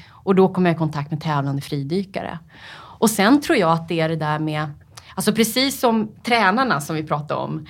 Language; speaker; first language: Swedish; native; Swedish